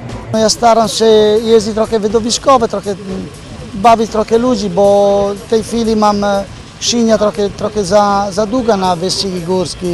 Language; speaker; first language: Polish; non-native, fluent; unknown